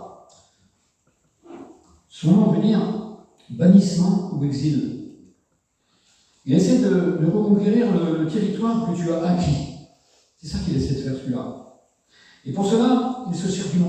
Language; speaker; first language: French; native; French